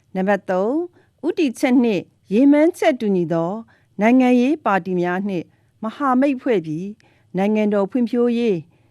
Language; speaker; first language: Burmese; non-native, local second language; S'gaw Karen